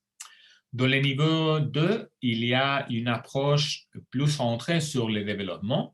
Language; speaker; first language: French; non-native, fluent; Spanish